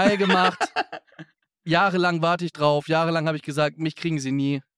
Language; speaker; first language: German; native; German